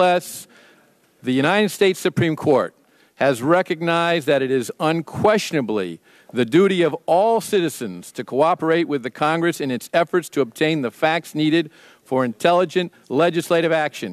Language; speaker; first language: English; native; English